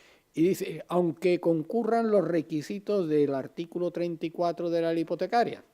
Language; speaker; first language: Spanish; native; Spanish